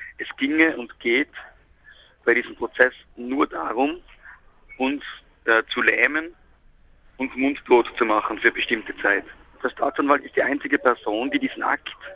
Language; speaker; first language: German; native; German